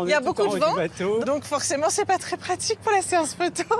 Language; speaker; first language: French; native; French